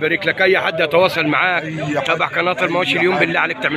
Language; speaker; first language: Arabic; native; Arabic